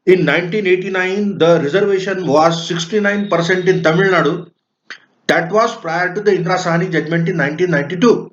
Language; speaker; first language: English; non-native, local second language; Marathi